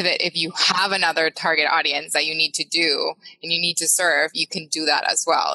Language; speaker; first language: English; non-native, fluent; Spanish